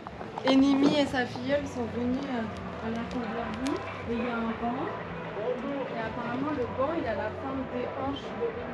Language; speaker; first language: French; native; French